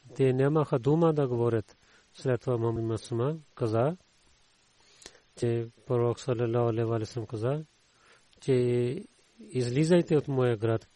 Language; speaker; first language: Bulgarian; non-native, learner; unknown